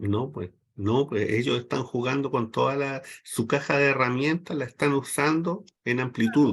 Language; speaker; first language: Spanish; native; Spanish